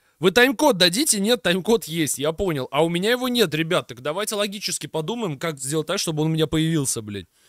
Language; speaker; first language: Russian; native; Russian